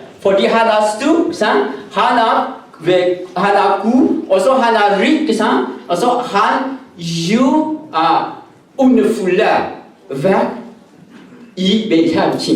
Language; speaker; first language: Norwegian; non-native, learner; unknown